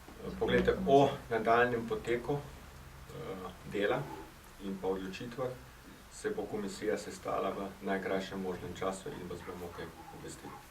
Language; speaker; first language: Slovenian; native; Slovenian